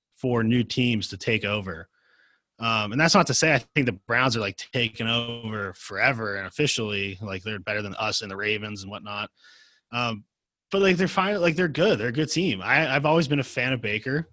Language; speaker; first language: English; native; English